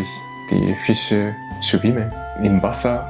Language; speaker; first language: German; non-native, fluent; Japanese